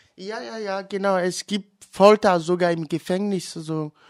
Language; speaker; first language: German; non-native, fluent; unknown